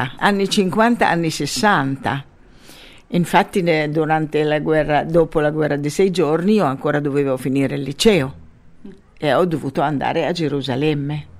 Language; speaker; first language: Italian; non-native, fluent; Arabic